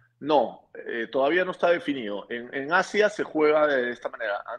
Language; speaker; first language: Spanish; native; Spanish